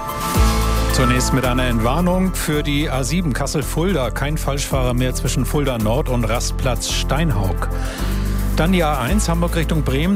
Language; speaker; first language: German; native; German